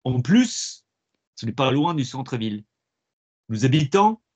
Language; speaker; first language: French; non-native, fluent; English